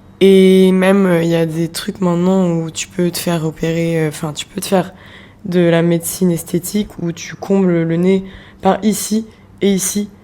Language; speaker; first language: French; native; French